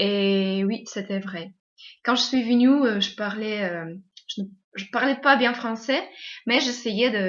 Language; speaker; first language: French; non-native, fluent; Russian